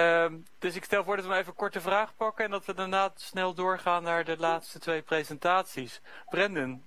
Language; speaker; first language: Dutch; native; Dutch